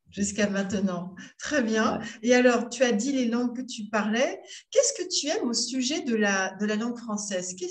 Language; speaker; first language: French; native; French